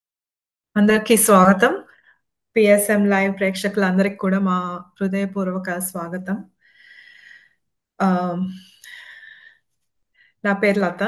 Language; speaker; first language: Telugu; native; Telugu